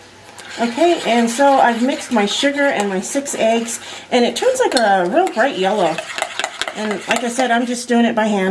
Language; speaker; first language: English; native; English